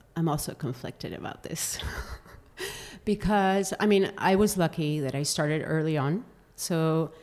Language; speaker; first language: English; non-native, fluent; Spanish